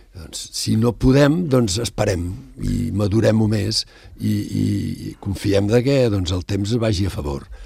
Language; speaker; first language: Catalan; native; Catalan